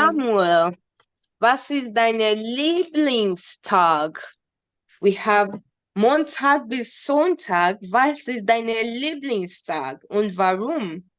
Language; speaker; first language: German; non-native, learner; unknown